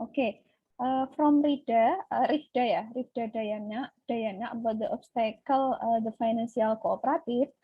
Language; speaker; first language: English; non-native, learner; Indonesian